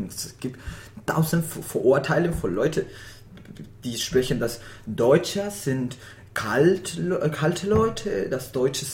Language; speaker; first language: German; non-native, fluent; Spanish